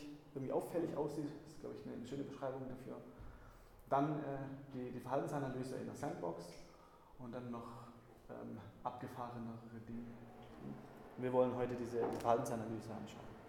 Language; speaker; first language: German; native; German